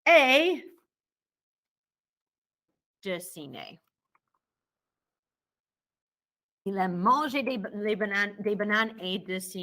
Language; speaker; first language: French; non-native, fluent; English